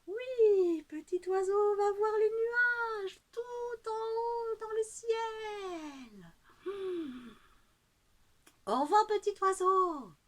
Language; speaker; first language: French; native; French